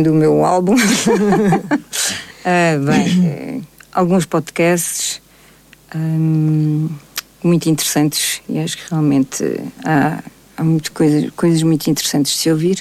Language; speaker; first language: Portuguese; early bilingual, heritage; Portuguese